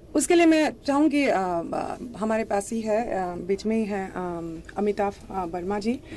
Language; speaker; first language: Hindi; non-native, local second language; Assamese